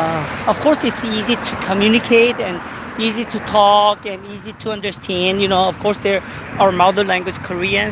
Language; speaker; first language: English; non-native, fluent; Korean